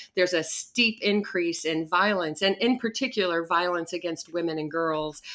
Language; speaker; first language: English; native; English